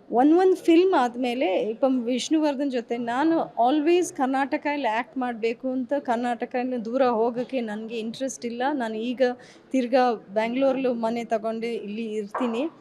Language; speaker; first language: Kannada; early bilingual, heritage; English